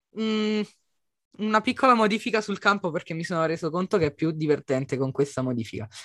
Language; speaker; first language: Italian; native; Italian